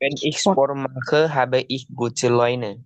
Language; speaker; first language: German; non-native, learner; Indonesian